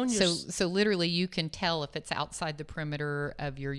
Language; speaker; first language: English; native; English